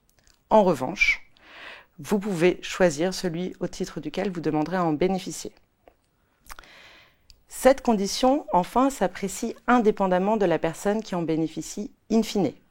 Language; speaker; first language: French; native; French